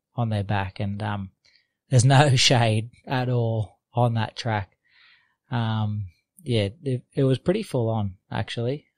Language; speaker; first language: English; native; English